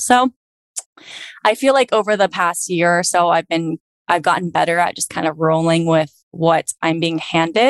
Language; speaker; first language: English; native; English